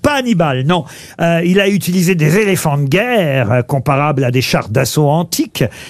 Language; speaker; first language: French; native; French